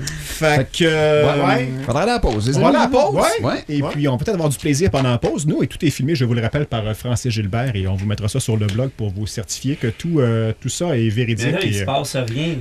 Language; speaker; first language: French; native; French